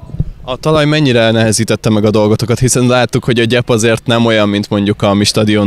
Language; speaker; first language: Hungarian; native; Hungarian